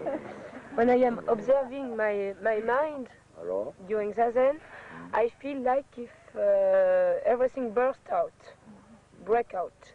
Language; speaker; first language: English; non-native, fluent; French